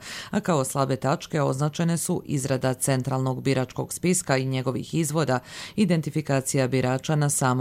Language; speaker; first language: Serbian; native; Serbian